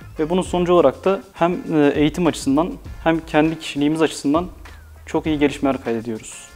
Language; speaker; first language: Turkish; early bilingual, other home language; Uzbek